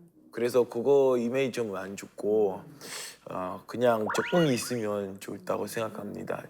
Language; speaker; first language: Korean; non-native, fluent; French